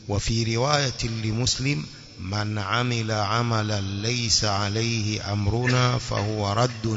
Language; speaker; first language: Arabic; non-native, fluent; Swahili